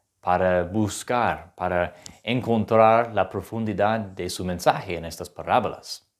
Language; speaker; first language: Spanish; non-native, learner; English